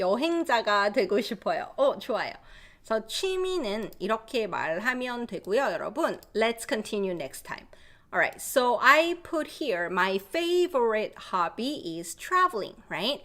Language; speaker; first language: Korean; native; Korean